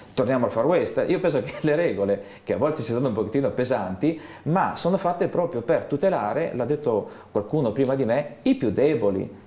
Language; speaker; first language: Italian; native; Italian